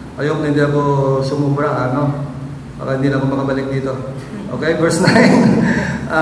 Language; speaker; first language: Filipino; non-native, local second language; Hiligaynon